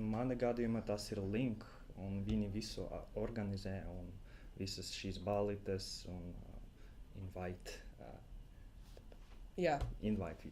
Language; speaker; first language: Latvian; non-native, local second language; Russian